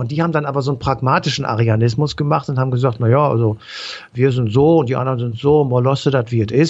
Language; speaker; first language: German; native; German